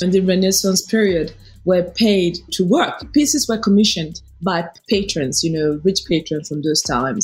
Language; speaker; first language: English; non-native, local second language; Igbo